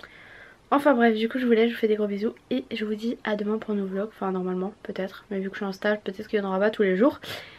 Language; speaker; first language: French; native; French